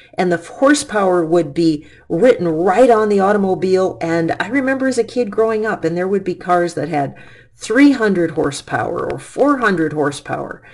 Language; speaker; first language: English; native; English